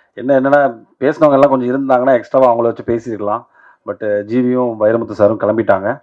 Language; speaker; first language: Tamil; native; Tamil